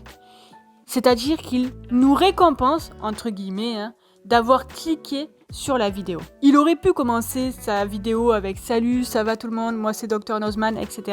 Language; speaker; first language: French; native; French